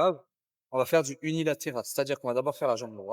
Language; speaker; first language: French; native; French